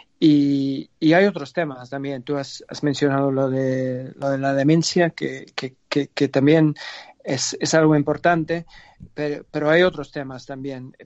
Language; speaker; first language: Spanish; non-native, fluent; English